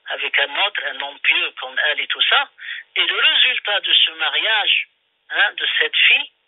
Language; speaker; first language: French; non-native, local second language; Arabic